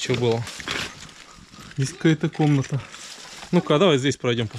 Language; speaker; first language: Russian; native; Russian